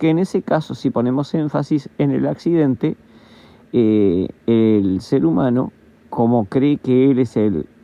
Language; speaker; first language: Spanish; native; Spanish